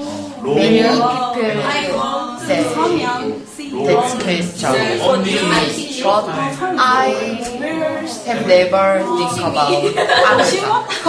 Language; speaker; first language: English; non-native, learner; Korean